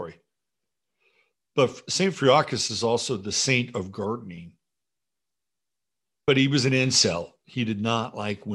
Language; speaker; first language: English; native; English